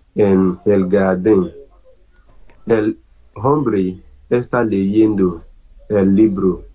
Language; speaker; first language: Spanish; non-native, learner; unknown